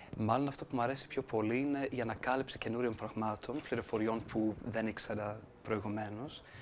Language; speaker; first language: Greek; non-native, fluent; English